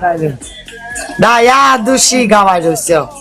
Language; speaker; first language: Russian; non-native, learner; Armenian